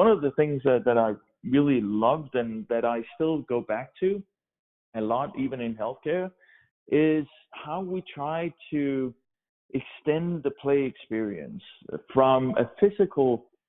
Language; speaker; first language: English; non-native, fluent; Danish